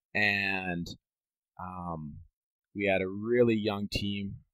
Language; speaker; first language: English; native; English